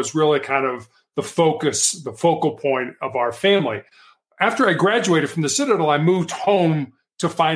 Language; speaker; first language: English; native; English